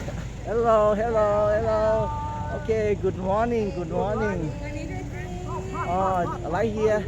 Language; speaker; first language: English; non-native, learner; Thai